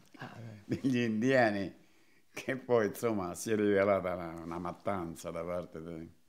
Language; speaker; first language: Italian; native; Italian